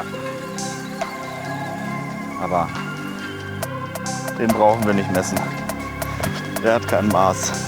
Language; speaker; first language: German; native; German